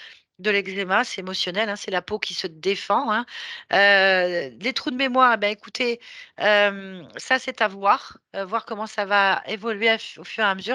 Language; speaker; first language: French; native; French